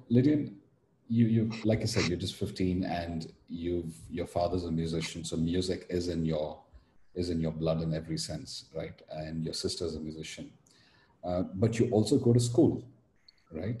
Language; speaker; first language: English; non-native, local second language; Tamil